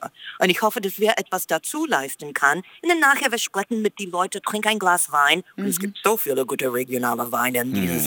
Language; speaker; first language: German; non-native, fluent; English